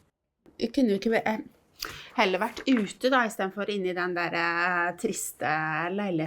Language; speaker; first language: Norwegian; native; Norwegian